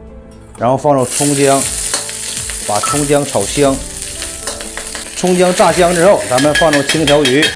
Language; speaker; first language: Chinese; native; Chinese